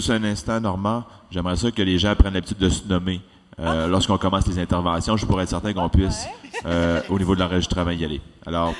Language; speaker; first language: French; native; French